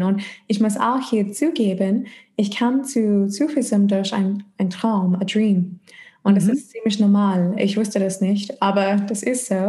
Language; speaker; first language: German; non-native, fluent; English